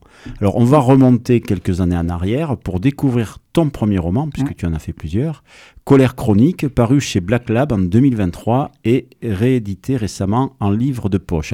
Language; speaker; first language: French; native; French